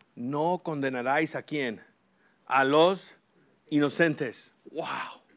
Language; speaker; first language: Spanish; early bilingual, heritage; Spanish